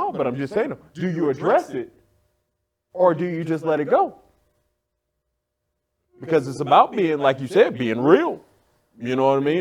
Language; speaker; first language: English; native; English